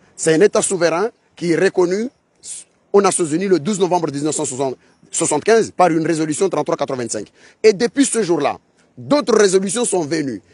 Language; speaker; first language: French; non-native, local second language; Ngazidja Comorian